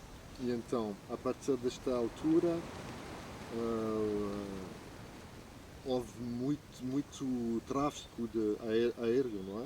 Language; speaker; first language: Portuguese; non-native, fluent; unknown